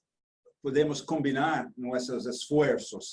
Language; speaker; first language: Spanish; non-native, fluent; Portuguese